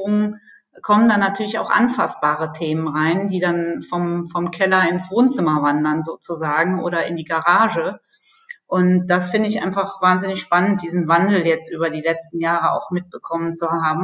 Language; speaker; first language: German; native; German